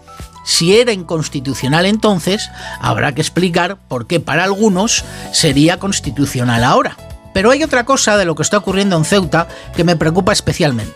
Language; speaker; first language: Spanish; native; Spanish